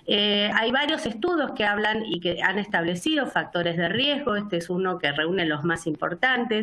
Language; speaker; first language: Spanish; native; Spanish